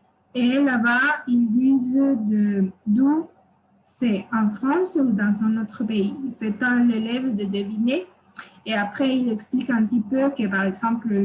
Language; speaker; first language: French; non-native, fluent; Spanish